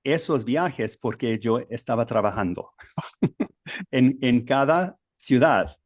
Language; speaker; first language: Spanish; non-native, learner; English